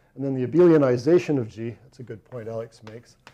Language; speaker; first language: English; native; English